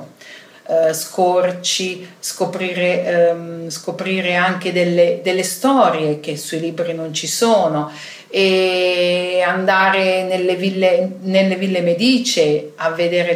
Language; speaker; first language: Italian; native; Italian